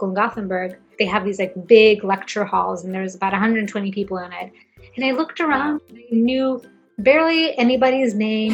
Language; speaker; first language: English; non-native, fluent; Swedish